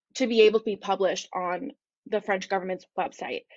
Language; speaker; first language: English; native; English